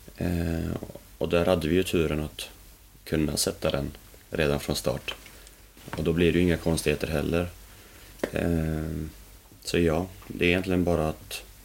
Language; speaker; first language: Swedish; early bilingual, other home language; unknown